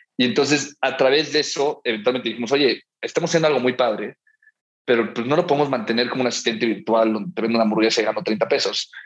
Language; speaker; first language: Spanish; early bilingual, heritage; Spanish